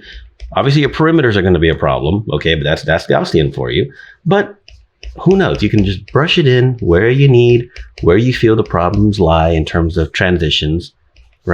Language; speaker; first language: English; native; English